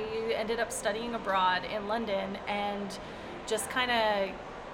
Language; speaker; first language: English; native; English